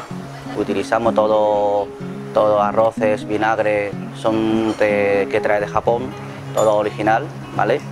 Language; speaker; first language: Spanish; non-native, learner; Chinese